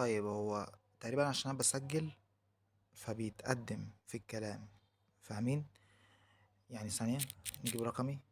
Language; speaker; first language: Arabic; native; Arabic